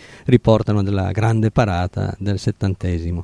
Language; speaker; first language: Italian; native; Italian